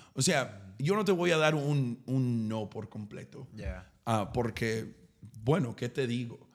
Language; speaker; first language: Spanish; early bilingual, heritage; Spanish